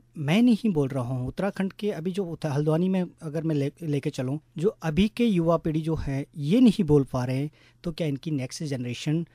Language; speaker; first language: Hindi; non-native, local second language; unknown